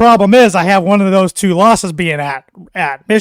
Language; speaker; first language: English; native; English